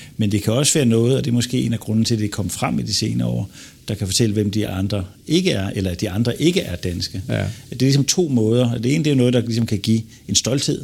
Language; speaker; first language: Danish; native; Danish